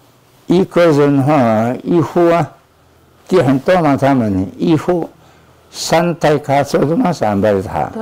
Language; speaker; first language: Chinese; non-native, local second language; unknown